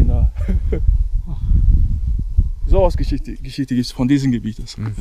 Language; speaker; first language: German; non-native, learner; Mongolian